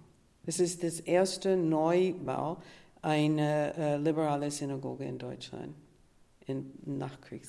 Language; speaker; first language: German; non-native, fluent; English